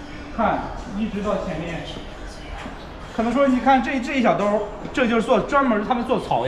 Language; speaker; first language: Chinese; native; Chinese